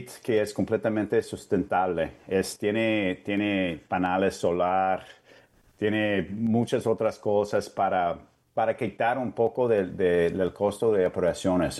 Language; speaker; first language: Spanish; non-native, fluent; English